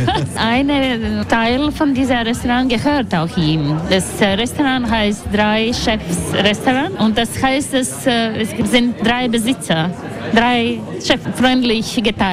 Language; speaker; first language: German; non-native, fluent; Latvian